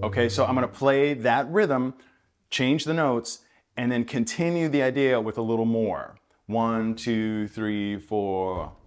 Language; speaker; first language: English; native; English